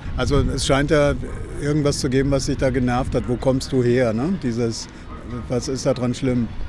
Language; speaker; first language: German; native; German